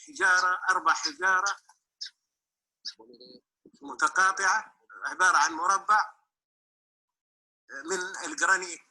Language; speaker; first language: Arabic; native; Arabic